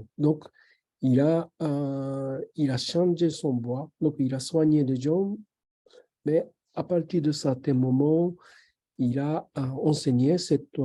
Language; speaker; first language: French; non-native, fluent; Japanese